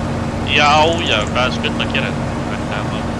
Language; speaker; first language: Icelandic; native; Icelandic